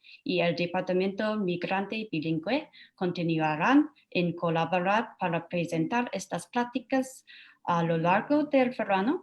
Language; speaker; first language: Spanish; non-native, fluent; English